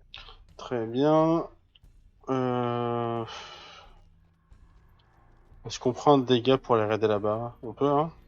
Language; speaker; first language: French; native; French